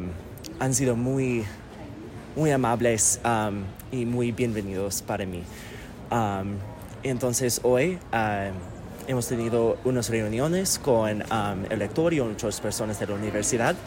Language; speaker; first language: Spanish; non-native, learner; English